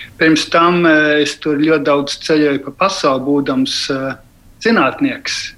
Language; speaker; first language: Latvian; early bilingual, heritage; Latvian